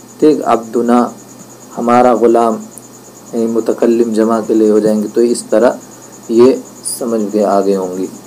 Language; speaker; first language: Urdu; native; Urdu